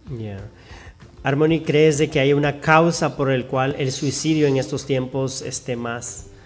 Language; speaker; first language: Spanish; native; Spanish